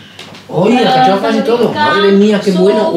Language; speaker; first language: Spanish; native; Spanish